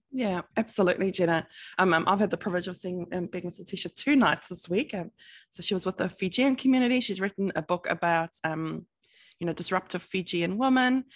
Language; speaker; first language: English; native; English